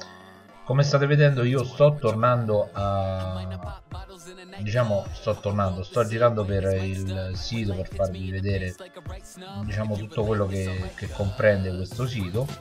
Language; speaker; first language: Italian; native; Italian